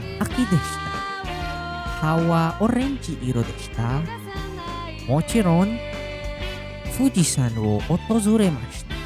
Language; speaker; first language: Japanese; non-native, learner; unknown